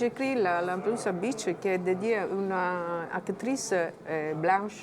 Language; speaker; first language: French; non-native, fluent; Italian